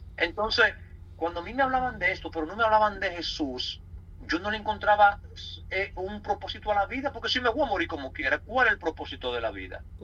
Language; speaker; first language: Spanish; native; Spanish